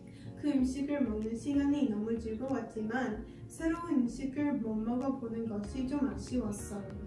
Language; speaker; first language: Korean; non-native, learner; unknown